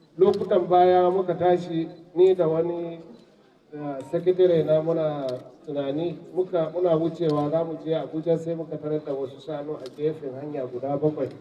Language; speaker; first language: Hausa; non-native, local second language; Fula